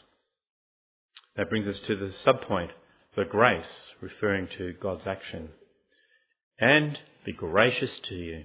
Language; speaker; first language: English; native; English